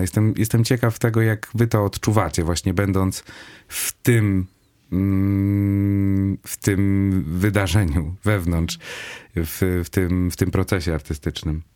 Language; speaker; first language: Polish; native; Polish